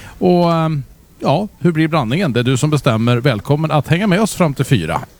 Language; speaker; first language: Swedish; native; Swedish